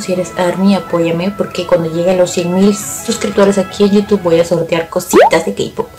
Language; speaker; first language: Spanish; native; Spanish